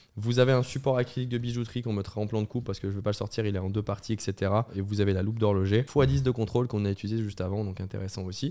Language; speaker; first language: French; native; French